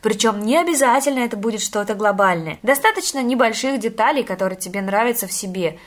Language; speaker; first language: Russian; native; Russian